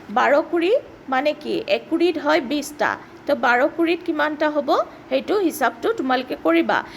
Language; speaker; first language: Assamese; native; Assamese